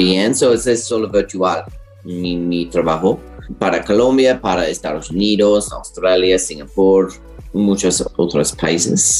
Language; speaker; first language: Spanish; non-native, learner; English